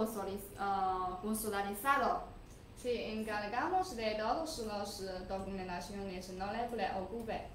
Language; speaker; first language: Spanish; non-native, learner; Chinese